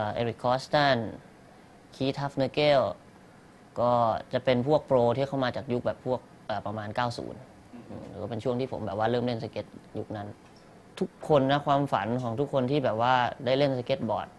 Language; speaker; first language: Thai; native; Thai